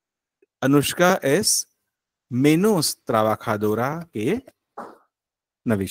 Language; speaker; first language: Spanish; non-native, fluent; Marathi